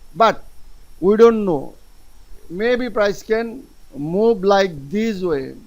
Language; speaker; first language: English; non-native, local second language; Bangla